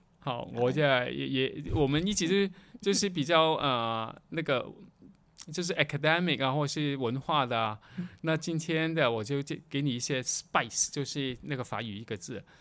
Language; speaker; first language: Chinese; non-native, local second language; Cantonese